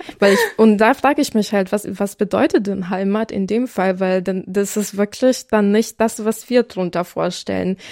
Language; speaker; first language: German; non-native, fluent; Ukrainian